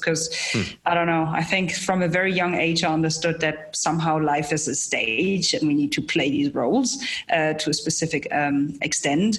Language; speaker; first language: English; non-native, fluent; German